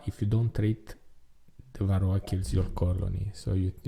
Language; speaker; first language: English; non-native, learner; Italian